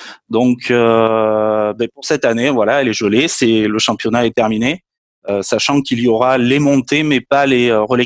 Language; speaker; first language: French; native; French